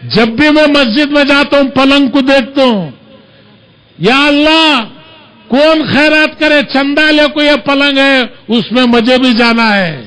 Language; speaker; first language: Urdu; native; Urdu